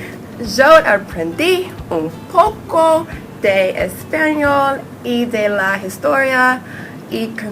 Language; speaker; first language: Spanish; non-native, learner; English